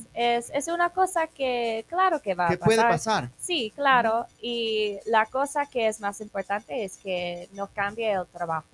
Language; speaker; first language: Spanish; non-native, learner; English